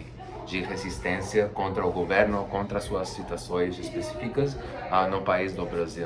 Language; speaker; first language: Portuguese; non-native, fluent; Spanish